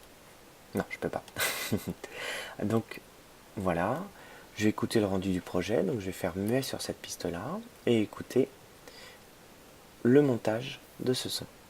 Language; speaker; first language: French; native; French